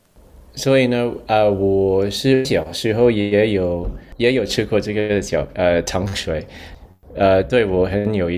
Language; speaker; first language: Chinese; early bilingual, heritage; English